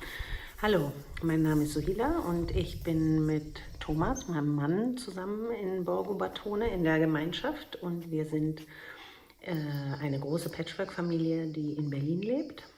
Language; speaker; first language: German; native; German